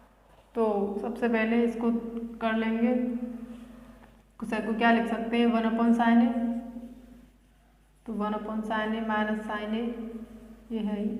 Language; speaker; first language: Hindi; native; Hindi